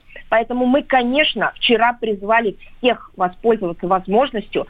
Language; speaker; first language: Russian; native; Russian